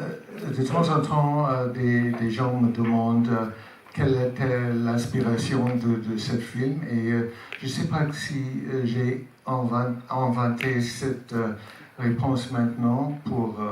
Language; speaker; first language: French; non-native, learner; English